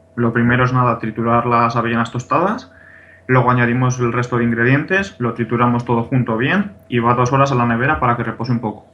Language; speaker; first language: Spanish; native; Spanish